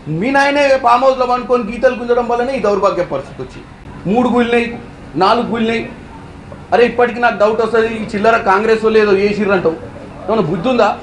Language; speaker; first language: Telugu; native; Telugu